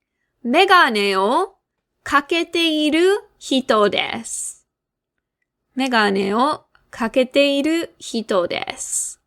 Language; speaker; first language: Japanese; non-native, fluent; English